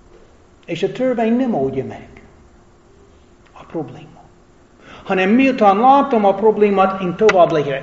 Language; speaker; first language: Hungarian; non-native, fluent; English